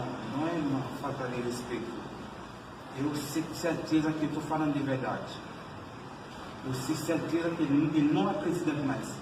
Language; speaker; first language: Portuguese; non-native, learner; Haitian Creole